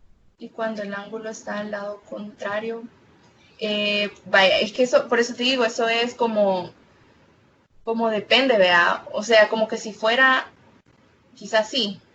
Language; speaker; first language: Spanish; native; Spanish